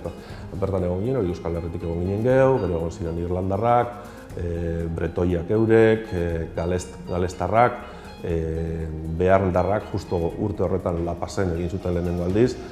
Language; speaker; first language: Basque; native; Basque